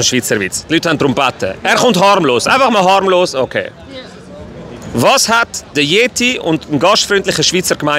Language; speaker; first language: German; native; German